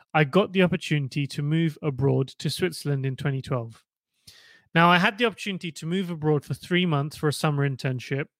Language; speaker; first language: English; native; English